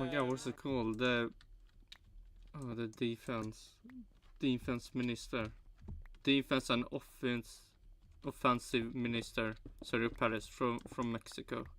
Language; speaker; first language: English; non-native, fluent; Swedish